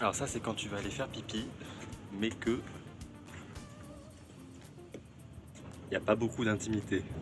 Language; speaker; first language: French; native; French